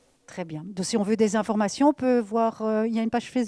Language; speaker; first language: French; native; French